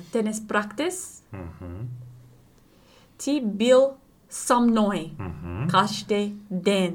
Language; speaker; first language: Russian; non-native, learner; English